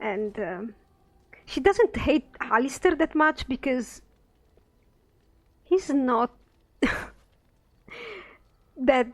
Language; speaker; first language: English; non-native, fluent; Italian